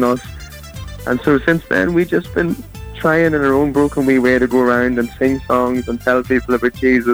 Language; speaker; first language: English; native; English